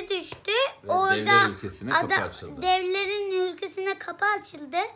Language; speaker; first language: Turkish; native; Turkish